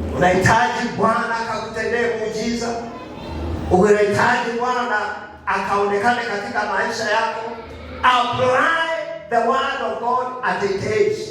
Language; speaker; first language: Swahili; non-native, local second language; Kikuyu